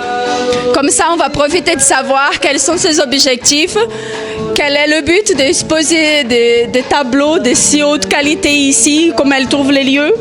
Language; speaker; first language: French; non-native, fluent; Portuguese